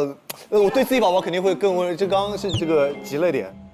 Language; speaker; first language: Chinese; native; Chinese